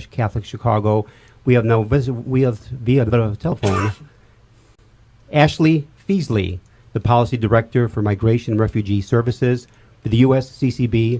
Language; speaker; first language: English; native; English